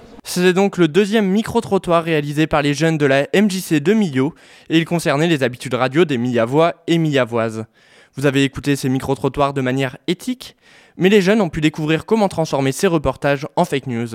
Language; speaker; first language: French; native; French